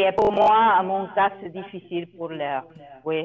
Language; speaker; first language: French; non-native, learner; Spanish